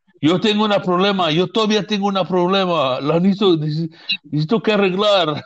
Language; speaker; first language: Spanish; early bilingual, heritage; Spanish